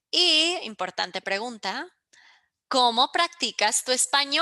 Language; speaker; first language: Spanish; early bilingual, heritage; English